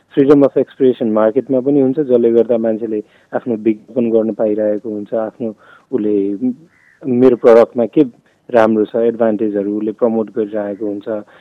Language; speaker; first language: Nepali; non-native, local second language; Maithili